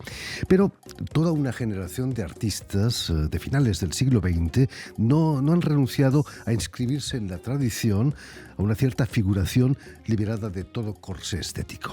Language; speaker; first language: Spanish; native; Spanish